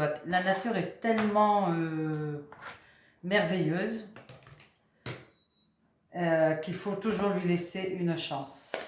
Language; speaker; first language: French; native; French